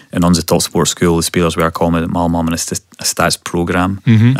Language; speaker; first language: Dutch; non-native, fluent; English